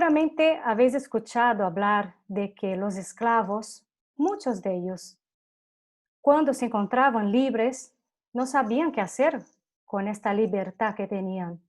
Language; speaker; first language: Spanish; non-native, fluent; Portuguese